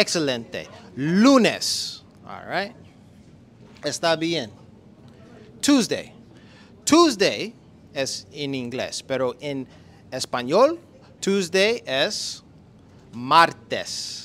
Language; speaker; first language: Spanish; non-native, learner; English